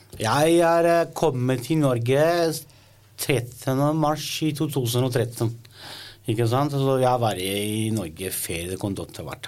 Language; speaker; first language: Norwegian; non-native, learner; Italian